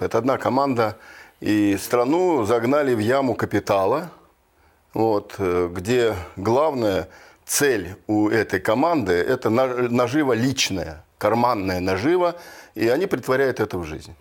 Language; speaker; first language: Russian; native; Russian